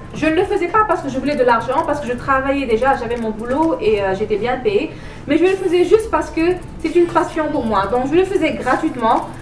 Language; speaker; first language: French; non-native, local second language; Wolof